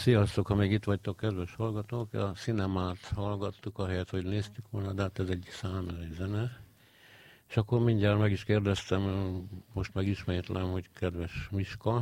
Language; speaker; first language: Hungarian; native; Hungarian